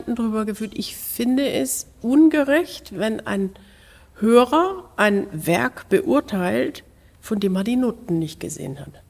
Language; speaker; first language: German; native; German